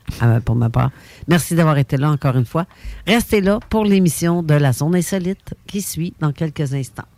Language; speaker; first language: French; native; French